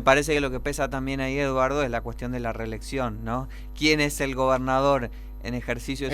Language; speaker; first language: Spanish; native; Spanish